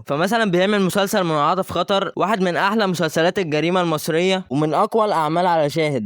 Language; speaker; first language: Arabic; native; Arabic